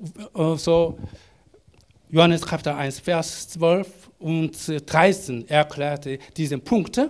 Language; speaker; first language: German; non-native, learner; Korean